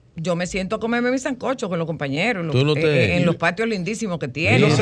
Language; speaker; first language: Spanish; native; Spanish